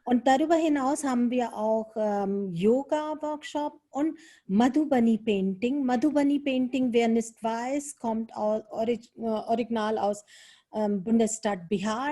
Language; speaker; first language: German; non-native, fluent; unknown